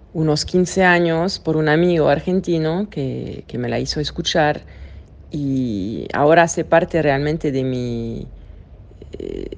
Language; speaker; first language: Spanish; non-native, fluent; French